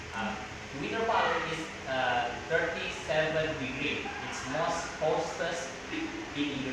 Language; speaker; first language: English; non-native, learner; Indonesian